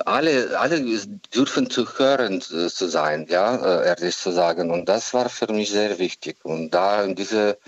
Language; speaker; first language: German; non-native, learner; Ukrainian